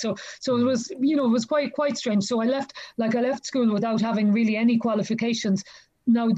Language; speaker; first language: English; native; English